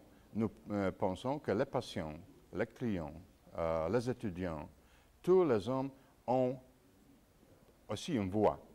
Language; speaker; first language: French; non-native, fluent; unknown